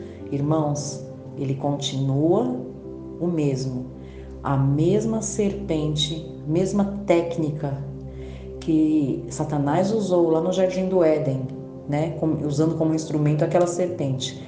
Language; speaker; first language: Portuguese; native; Portuguese